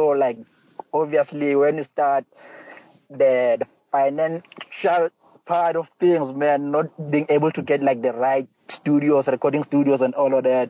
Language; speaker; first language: English; non-native, local second language; Zulu